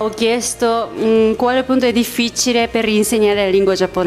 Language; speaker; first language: Italian; non-native, fluent; Japanese